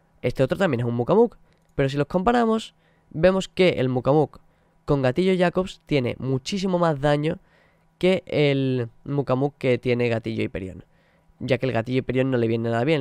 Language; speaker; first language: Spanish; native; Spanish